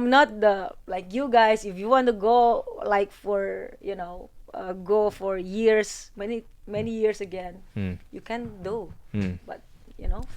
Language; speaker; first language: English; non-native, fluent; Indonesian